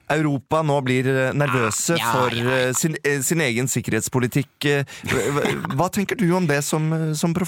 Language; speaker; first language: Norwegian; native; Norwegian